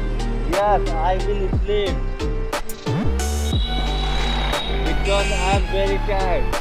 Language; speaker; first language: English; non-native, learner; Hindi